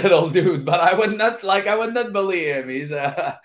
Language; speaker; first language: English; non-native, fluent; French